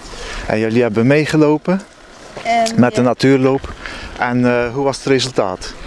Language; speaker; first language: Dutch; native; Dutch